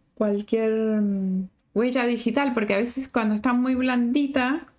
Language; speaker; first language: Spanish; native; Spanish